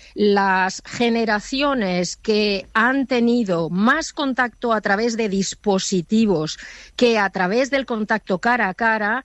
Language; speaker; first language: Spanish; native; Spanish